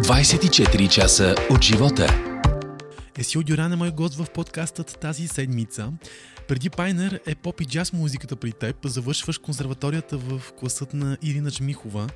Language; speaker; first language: Bulgarian; native; Bulgarian